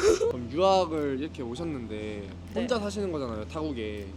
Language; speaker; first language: Korean; native; Korean